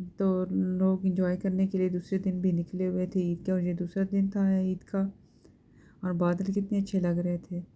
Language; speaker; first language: Urdu; native; Urdu